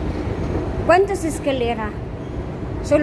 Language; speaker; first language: Spanish; non-native, learner; Filipino